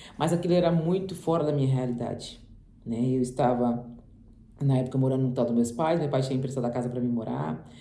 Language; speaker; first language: Portuguese; native; Portuguese